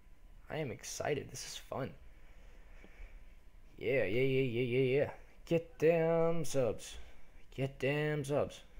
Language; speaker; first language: English; native; English